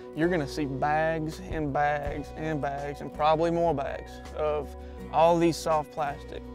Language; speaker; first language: English; native; English